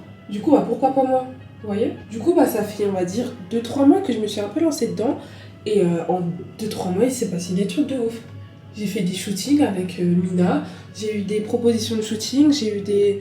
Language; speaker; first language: French; native; French